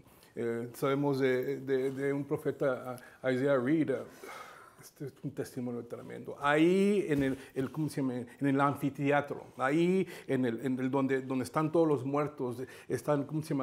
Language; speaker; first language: Spanish; native; Spanish